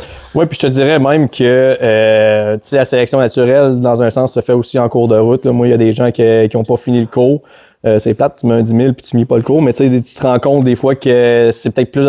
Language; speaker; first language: French; native; French